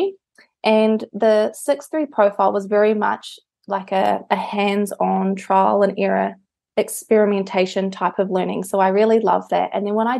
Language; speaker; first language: English; native; English